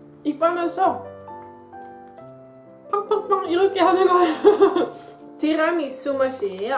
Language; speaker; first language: Korean; non-native, fluent; Dutch